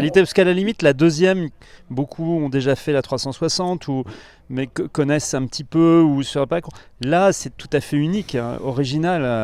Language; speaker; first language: French; native; French